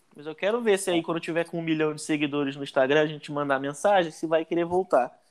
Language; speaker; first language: Portuguese; native; Portuguese